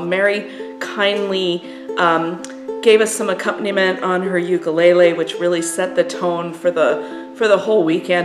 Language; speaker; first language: English; native; English